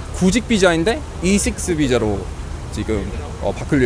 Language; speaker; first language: Korean; non-native, fluent; English